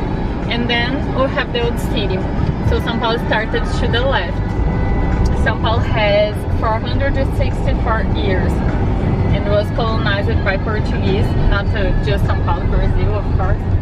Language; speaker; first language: English; non-native, fluent; Portuguese